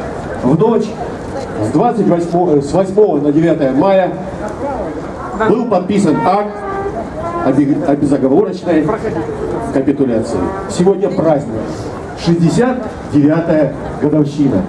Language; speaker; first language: Russian; native; Russian